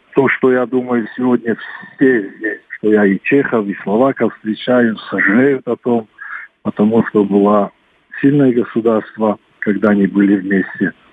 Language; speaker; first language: Russian; non-native, local second language; Ossetic